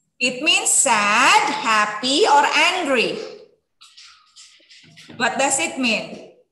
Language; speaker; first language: English; non-native, fluent; Indonesian